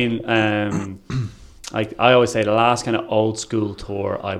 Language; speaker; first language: English; native; English